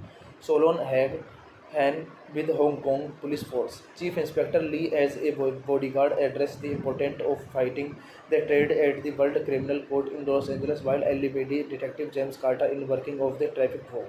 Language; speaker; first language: English; non-native, learner; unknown